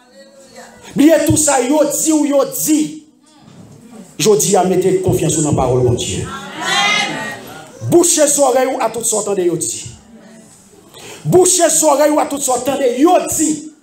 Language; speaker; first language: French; non-native, local second language; Haitian Creole